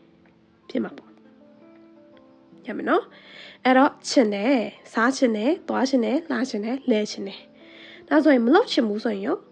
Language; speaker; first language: Burmese; native; Burmese